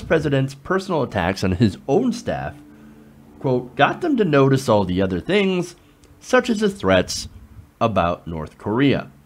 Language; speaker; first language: English; native; English